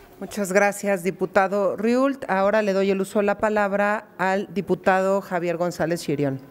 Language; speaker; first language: Spanish; native; Spanish